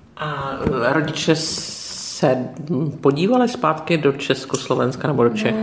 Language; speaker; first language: Czech; native; Czech